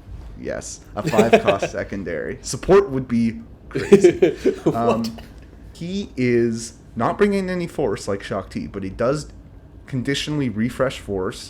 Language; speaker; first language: English; native; English